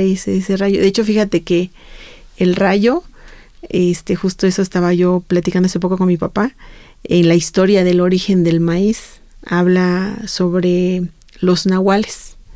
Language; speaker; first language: Spanish; non-native, local second language; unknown